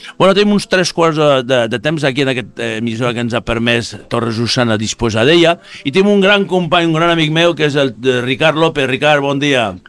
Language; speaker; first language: Catalan; non-native, fluent; Spanish